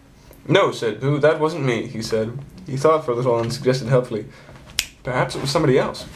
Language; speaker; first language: English; native; English